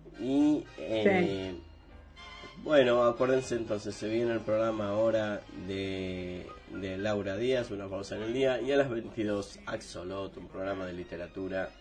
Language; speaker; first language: Spanish; native; Spanish